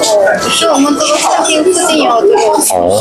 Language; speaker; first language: Chinese; non-native, fluent; Korean